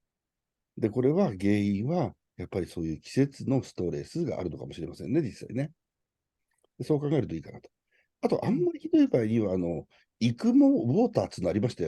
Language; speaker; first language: Japanese; native; Japanese